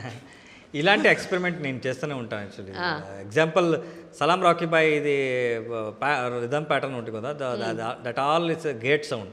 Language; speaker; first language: Telugu; non-native, learner; Kannada